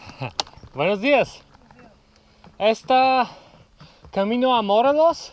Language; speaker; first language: Spanish; non-native, learner; English